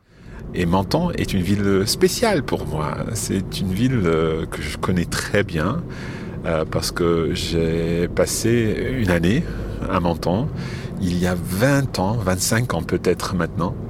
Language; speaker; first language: French; non-native, fluent; English